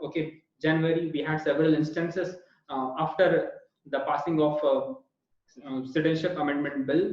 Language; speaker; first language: English; non-native, local second language; Hindi